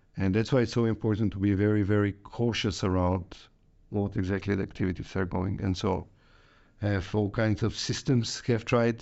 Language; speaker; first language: English; non-native, fluent; Bulgarian